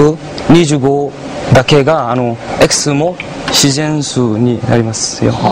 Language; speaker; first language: Japanese; non-native, fluent; Korean